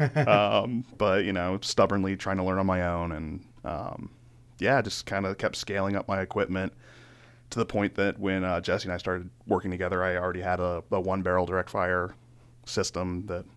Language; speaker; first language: English; native; English